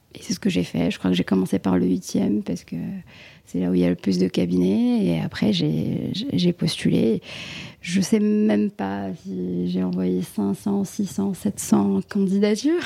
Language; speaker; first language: French; non-native, local second language; Arabic